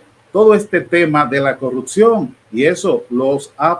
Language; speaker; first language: Spanish; native; Spanish